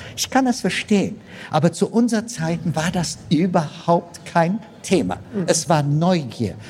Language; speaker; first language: German; non-native, fluent; Amharic